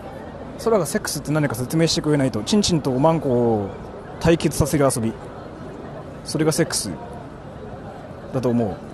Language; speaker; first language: Japanese; native; Japanese